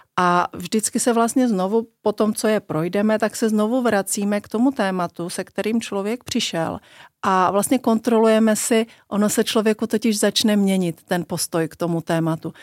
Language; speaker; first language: Czech; native; Czech